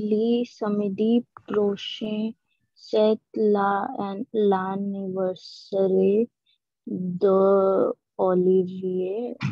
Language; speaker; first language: French; non-native, learner; Hindi